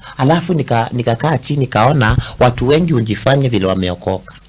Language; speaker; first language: Swahili; non-native, local second language; Kamba